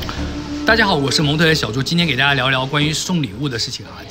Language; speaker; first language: Chinese; native; Chinese